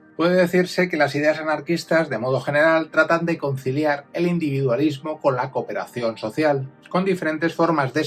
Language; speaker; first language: Spanish; native; Spanish